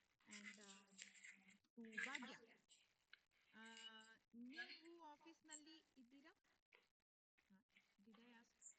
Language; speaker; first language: Kannada; non-native, learner; Hindi